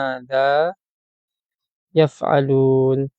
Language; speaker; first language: Arabic; non-native, fluent; Malay